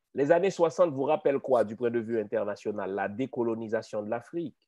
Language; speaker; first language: French; native; French